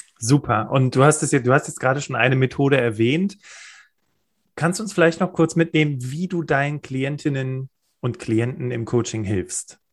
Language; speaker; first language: German; native; German